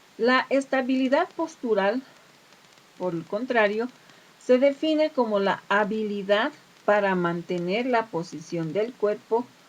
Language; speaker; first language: Spanish; native; Spanish